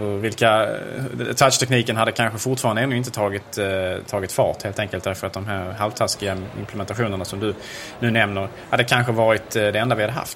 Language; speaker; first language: Swedish; native; Swedish